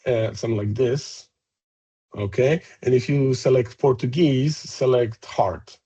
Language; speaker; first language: English; non-native, fluent; Polish